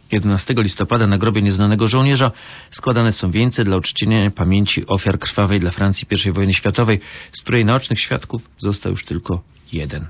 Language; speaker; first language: Polish; native; Polish